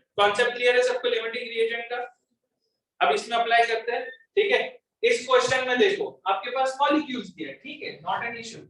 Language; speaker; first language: Hindi; non-native, local second language; Gujarati